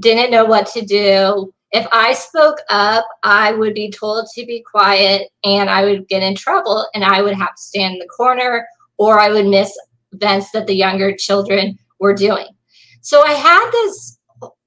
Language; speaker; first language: English; native; English